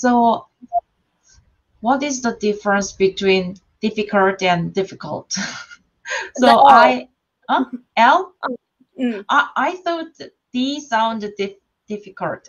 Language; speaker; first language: English; non-native, learner; Korean